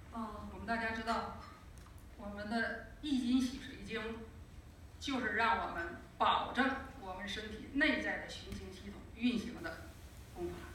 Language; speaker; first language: Chinese; native; Chinese